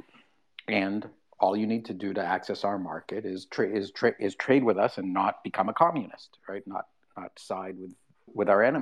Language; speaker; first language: English; native; English